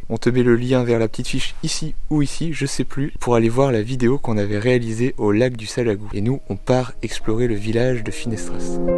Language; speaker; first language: French; native; French